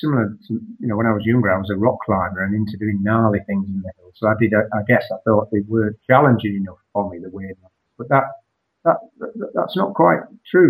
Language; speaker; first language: English; native; English